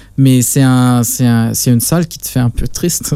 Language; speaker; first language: French; non-native, local second language; Luxembourgish